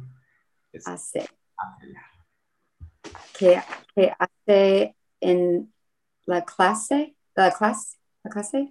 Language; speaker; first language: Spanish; non-native, learner; English